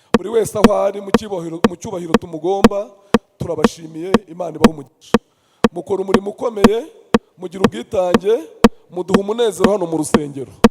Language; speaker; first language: Kinyarwanda; native; Kinyarwanda